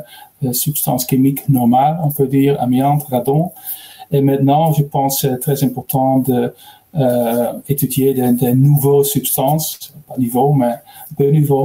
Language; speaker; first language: French; non-native, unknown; Dutch